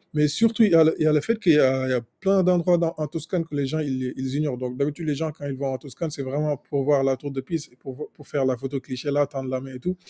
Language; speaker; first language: French; non-native, local second language; Wolof